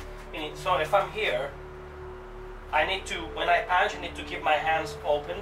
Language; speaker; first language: English; non-native, fluent; Italian